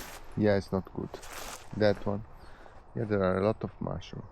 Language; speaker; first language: English; non-native, learner; Italian